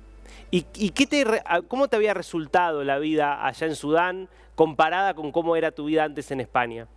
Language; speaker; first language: Spanish; native; Spanish